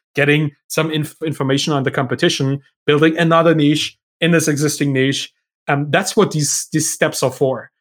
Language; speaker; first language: English; non-native, fluent; German